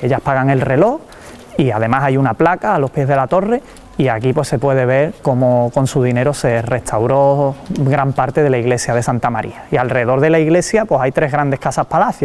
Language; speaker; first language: Spanish; native; Spanish